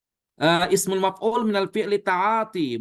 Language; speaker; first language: Arabic; non-native, fluent; Indonesian